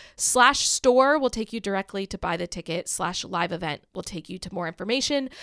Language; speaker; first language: English; native; English